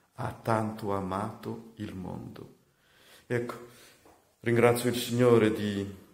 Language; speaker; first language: Italian; non-native, fluent; Malagasy